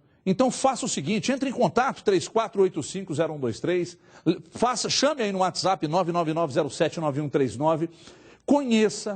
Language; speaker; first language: Portuguese; native; Portuguese